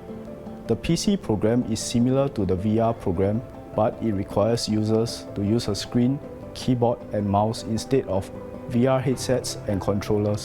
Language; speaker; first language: English; non-native, local second language; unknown